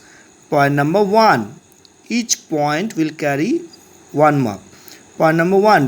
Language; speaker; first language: English; non-native, local second language; Bangla